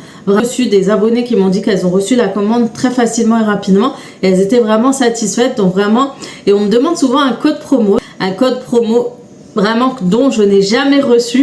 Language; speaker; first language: French; native; French